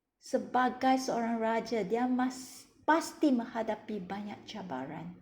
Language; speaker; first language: Malay; non-native, local second language; Chinese